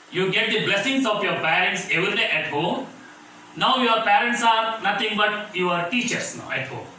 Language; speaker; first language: English; non-native, local second language; Kannada